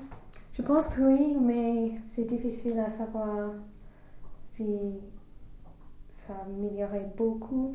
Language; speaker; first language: French; non-native, learner; English